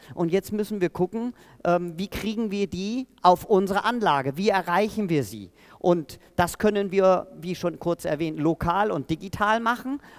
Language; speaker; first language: German; native; German